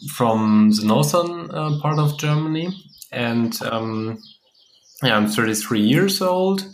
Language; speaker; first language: English; non-native, fluent; German